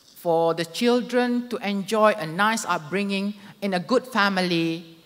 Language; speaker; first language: English; non-native, local second language; Malay